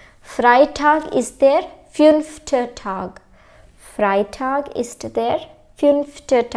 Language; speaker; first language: German; non-native, fluent; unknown